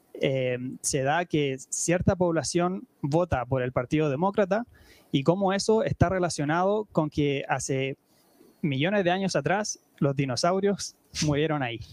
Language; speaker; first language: Spanish; native; Spanish